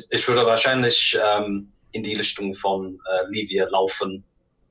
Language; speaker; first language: German; non-native, learner; English